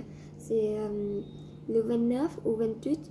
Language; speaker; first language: French; non-native, learner; Vietnamese